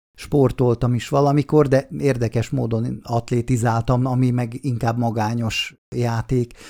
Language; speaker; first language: Hungarian; non-native, fluent; Swiss German